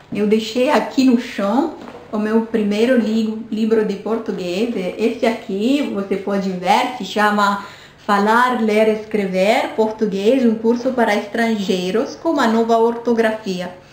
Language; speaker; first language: Portuguese; non-native, fluent; Romanian